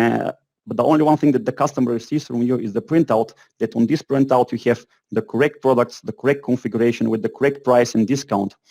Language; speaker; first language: English; non-native, fluent; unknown